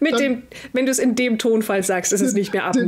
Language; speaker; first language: German; native; German